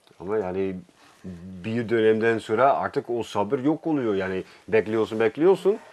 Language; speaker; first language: Turkish; non-native, fluent; Dutch